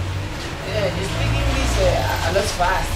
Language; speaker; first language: English; non-native, learner; Spanish